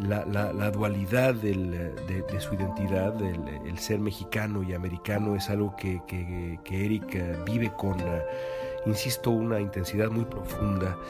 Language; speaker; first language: Spanish; native; Spanish